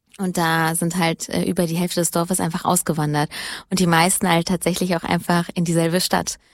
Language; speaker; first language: German; early bilingual, other home language; Italian